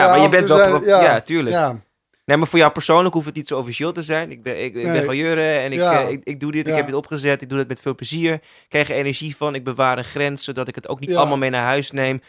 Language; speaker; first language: Dutch; native; Dutch